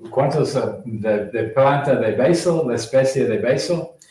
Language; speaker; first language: Spanish; non-native, learner; English